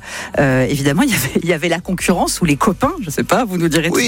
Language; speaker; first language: French; native; French